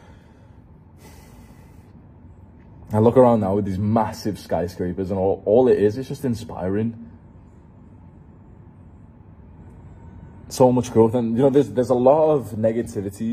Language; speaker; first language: English; native; English